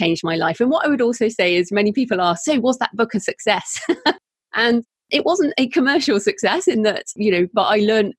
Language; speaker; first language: English; native; English